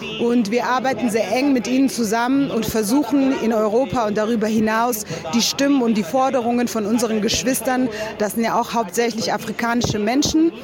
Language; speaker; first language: German; native; German